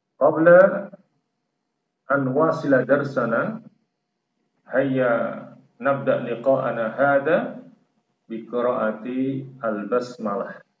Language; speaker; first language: Arabic; non-native, fluent; Indonesian